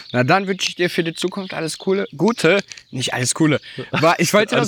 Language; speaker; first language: German; native; German